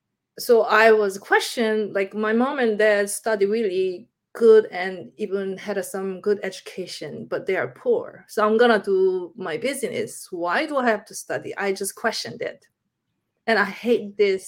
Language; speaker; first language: English; non-native, learner; Korean